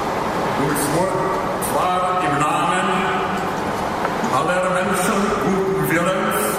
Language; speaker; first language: German; non-native, fluent; Czech